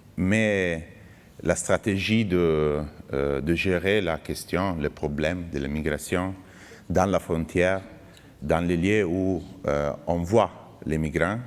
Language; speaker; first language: French; non-native, fluent; Italian